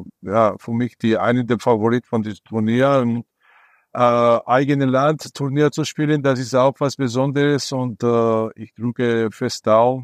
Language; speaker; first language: German; non-native, fluent; Georgian